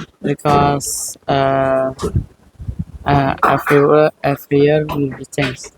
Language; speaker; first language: English; non-native, learner; Indonesian